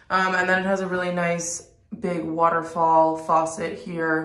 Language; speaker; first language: English; native; English